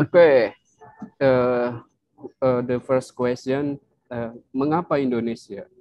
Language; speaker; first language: English; non-native, learner; Indonesian